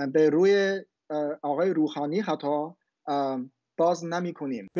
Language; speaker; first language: Persian; non-native, fluent; Chinese